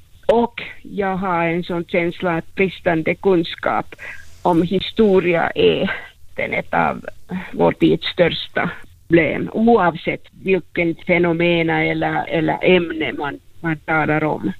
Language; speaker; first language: Swedish; non-native, local second language; Finnish